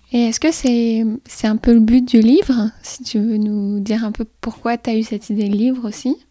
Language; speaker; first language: French; native; French